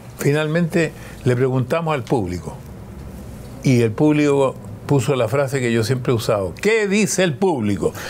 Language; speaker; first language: Spanish; early bilingual, other home language; German